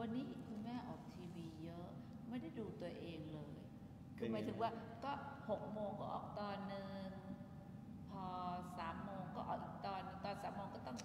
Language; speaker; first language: Thai; native; Thai